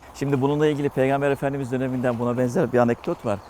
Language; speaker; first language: Turkish; native; Turkish